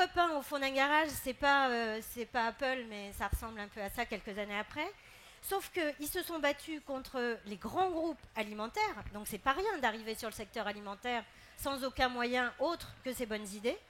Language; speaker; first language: French; native; French